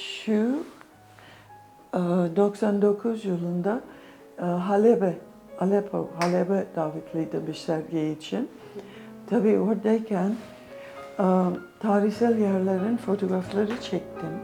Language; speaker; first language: Turkish; non-native, fluent; English